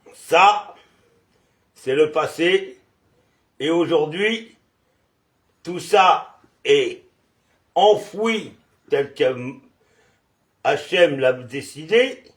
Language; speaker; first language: French; native; French